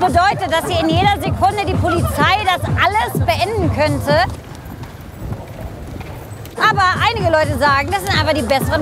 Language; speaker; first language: German; native; German